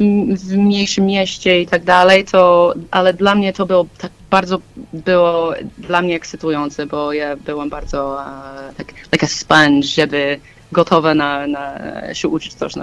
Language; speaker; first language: Polish; non-native, learner; English